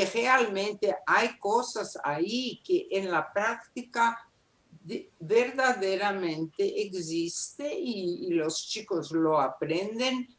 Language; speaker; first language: Spanish; non-native, fluent; Portuguese